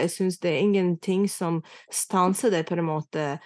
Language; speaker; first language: Norwegian; non-native, fluent; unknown